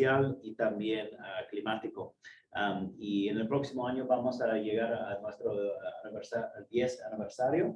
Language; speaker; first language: Spanish; non-native, fluent; English